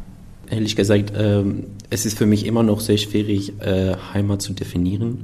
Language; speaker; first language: German; non-native, fluent; Persian